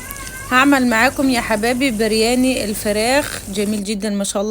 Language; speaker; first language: Arabic; native; Arabic